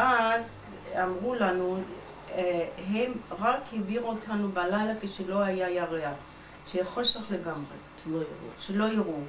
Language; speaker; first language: Hebrew; non-native, fluent; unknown